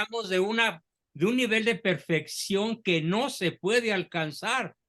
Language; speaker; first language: Spanish; native; Spanish